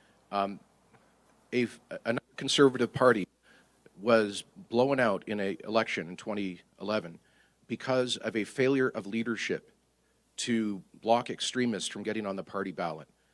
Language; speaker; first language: English; native; English